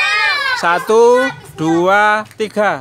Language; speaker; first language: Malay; non-native, local second language; Javanese